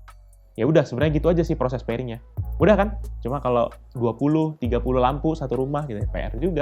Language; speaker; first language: Indonesian; native; Indonesian